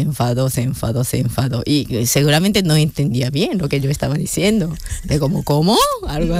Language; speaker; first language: Spanish; non-native, fluent; Japanese